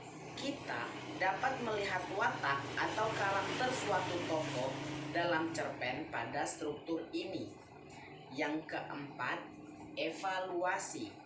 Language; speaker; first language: Indonesian; native; Indonesian